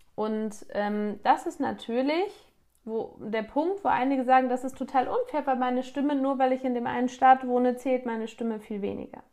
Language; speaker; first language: German; native; German